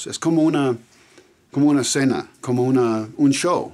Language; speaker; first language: Spanish; non-native, fluent; English